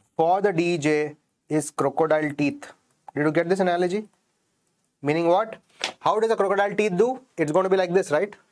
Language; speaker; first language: English; non-native, local second language; Hindi